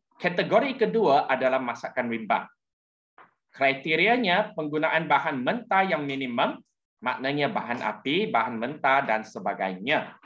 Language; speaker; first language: Malay; non-native, local second language; Chinese